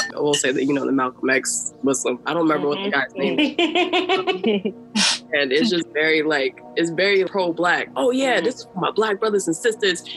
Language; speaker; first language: English; native; English